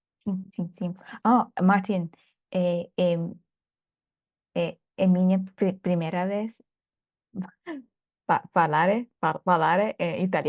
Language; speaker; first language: Italian; non-native, learner; Thai